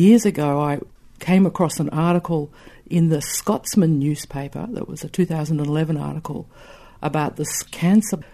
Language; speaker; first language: English; native; English